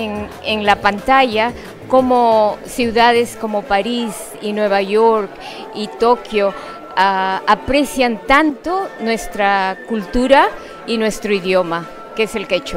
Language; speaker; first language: Spanish; non-native, fluent; Quechua